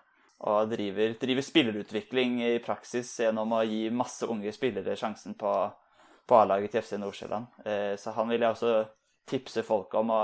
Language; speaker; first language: Norwegian; native; Norwegian